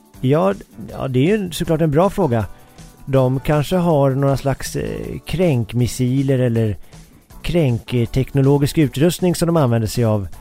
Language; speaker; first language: Swedish; native; Swedish